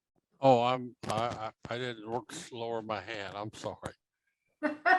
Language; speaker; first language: English; native; English